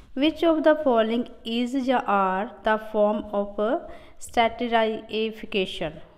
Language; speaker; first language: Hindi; non-native, local second language; Punjabi